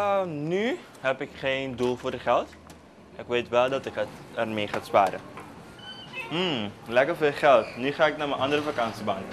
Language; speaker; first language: Dutch; non-native, local second language; Papiamento